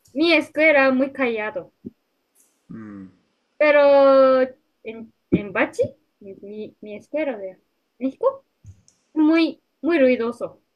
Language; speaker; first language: Spanish; non-native, learner; Japanese